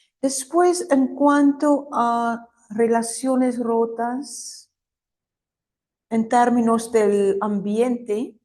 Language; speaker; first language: Spanish; non-native, fluent; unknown